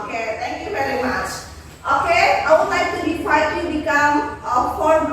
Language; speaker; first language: English; non-native, fluent; Indonesian